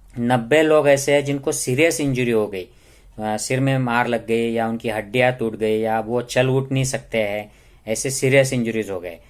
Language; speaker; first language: Hindi; non-native, local second language; Marathi